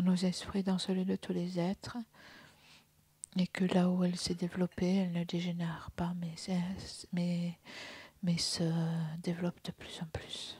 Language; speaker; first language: French; native; French